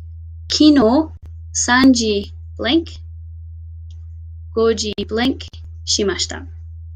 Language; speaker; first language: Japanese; non-native, fluent; English